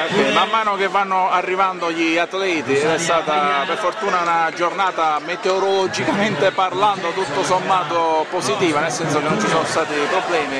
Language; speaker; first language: Italian; native; Italian